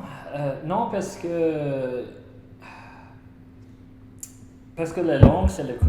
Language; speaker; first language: French; non-native, learner; English